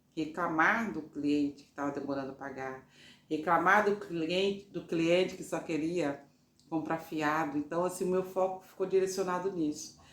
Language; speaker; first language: Portuguese; native; Portuguese